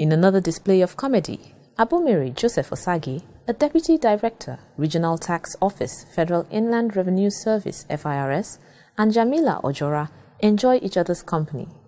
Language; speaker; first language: English; non-native, local second language; Yoruba